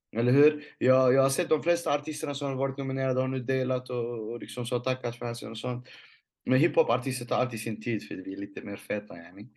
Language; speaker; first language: Swedish; non-native, local second language; Arabic